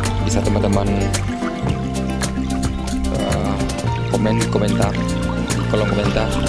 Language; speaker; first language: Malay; non-native, local second language; Achinese